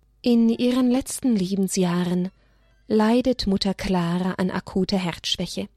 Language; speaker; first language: German; native; German